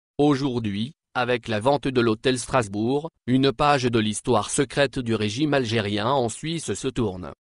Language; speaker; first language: French; non-native, local second language; Arabic